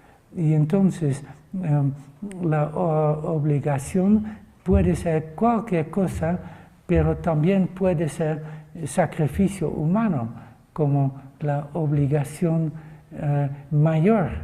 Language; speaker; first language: Spanish; non-native, fluent; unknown